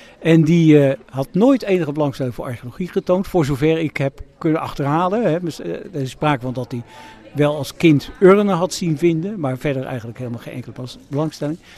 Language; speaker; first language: Dutch; native; Dutch